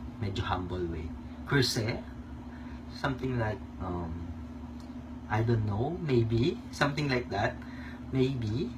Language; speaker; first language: English; non-native, local second language; Filipino